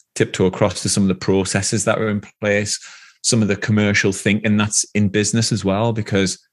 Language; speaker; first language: English; native; English